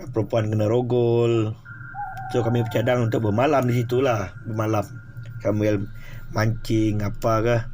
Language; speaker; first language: Malay; non-native, local second language; Iban